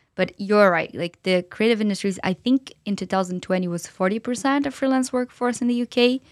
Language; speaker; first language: English; non-native, fluent; Portuguese